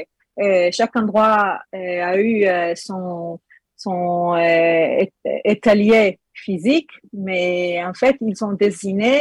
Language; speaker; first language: French; non-native, learner; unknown